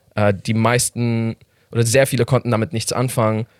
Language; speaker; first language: German; non-native, fluent; Persian